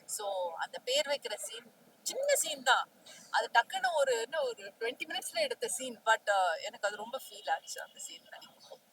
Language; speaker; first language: Tamil; native; Tamil